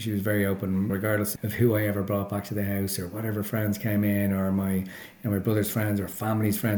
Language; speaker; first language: English; native; English